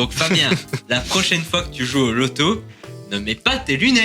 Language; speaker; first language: French; native; French